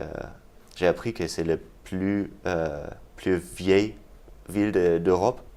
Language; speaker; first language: French; non-native, fluent; German